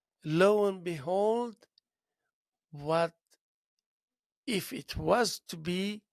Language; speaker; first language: English; non-native, fluent; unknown